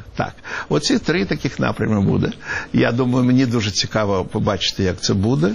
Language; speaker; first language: Ukrainian; non-native, local second language; Russian